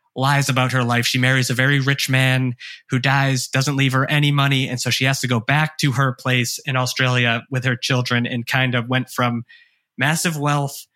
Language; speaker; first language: English; native; English